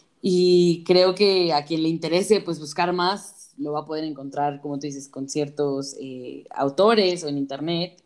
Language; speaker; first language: Spanish; native; Spanish